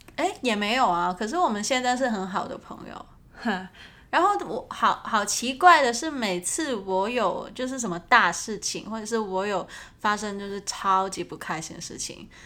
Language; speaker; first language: Chinese; non-native, fluent; Cantonese